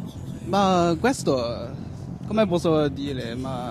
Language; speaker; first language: Italian; non-native, learner; Chinese